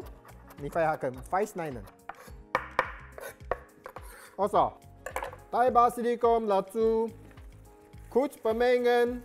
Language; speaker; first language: German; non-native, learner; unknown